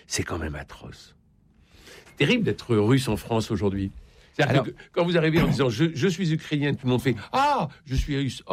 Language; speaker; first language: French; native; French